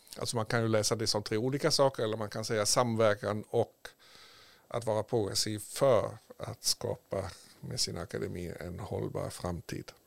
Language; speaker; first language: Swedish; native; Swedish